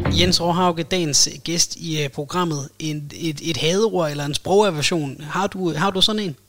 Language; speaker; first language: Danish; native; Danish